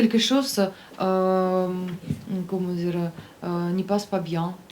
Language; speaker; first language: French; non-native, learner; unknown